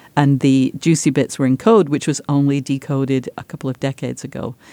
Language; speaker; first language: English; native; English